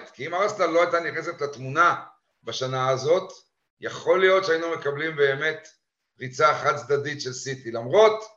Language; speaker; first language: Hebrew; native; Hebrew